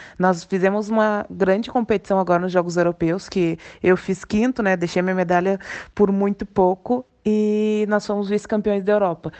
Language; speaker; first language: Portuguese; native; Portuguese